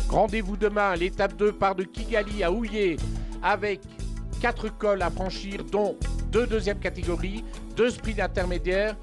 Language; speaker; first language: French; native; French